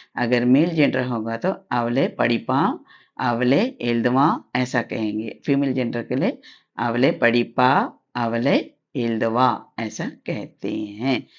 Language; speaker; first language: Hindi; non-native, local second language; Tamil